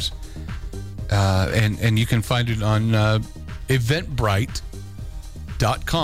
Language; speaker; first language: English; native; English